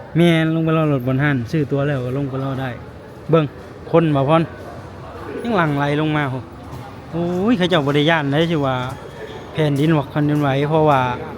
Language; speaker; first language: Thai; native; Thai